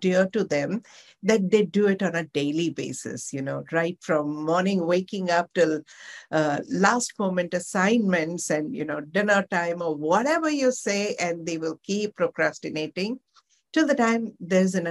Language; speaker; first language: English; non-native, local second language; Gujarati